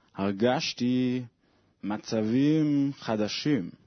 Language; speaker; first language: Hebrew; non-native, learner; Swiss German